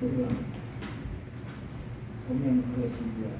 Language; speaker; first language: Korean; native; Korean